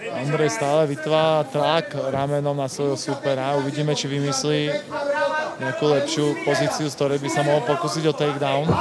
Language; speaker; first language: Slovak; native; Slovak